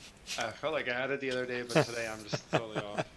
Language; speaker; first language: English; native; English